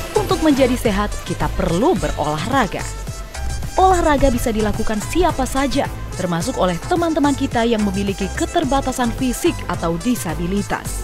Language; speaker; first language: Indonesian; native; Indonesian